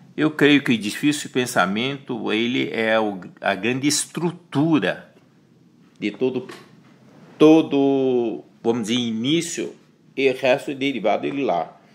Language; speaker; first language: Portuguese; early bilingual, other home language; Chinese